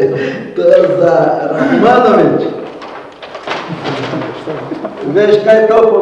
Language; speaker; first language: Slovenian; non-native, learner; Portuguese